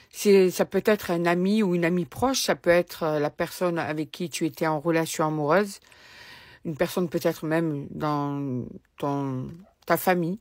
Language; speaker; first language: French; native; French